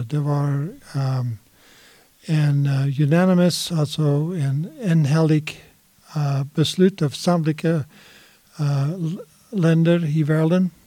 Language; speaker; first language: Swedish; non-native, fluent; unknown